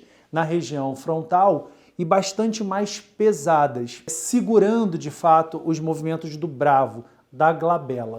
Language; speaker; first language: Portuguese; native; Portuguese